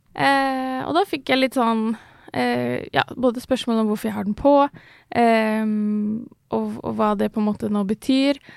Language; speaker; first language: Norwegian; native; Norwegian